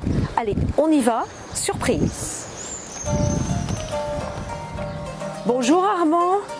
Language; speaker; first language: French; native; French